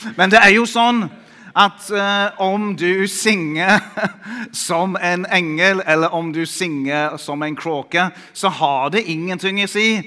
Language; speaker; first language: Norwegian; non-native, fluent; English